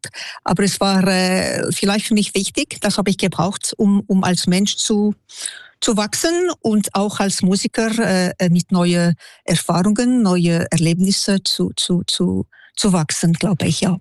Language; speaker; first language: German; non-native, local second language; French